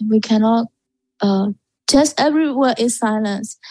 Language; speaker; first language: English; non-native, learner; Burmese